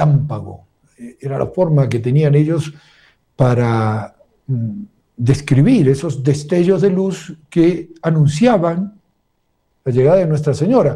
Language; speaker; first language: Spanish; native; Spanish